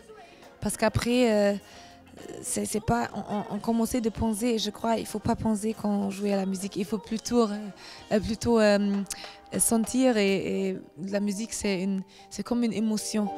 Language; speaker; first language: French; non-native, learner; German